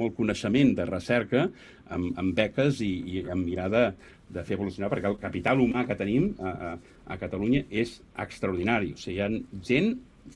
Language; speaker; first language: Catalan; native; Catalan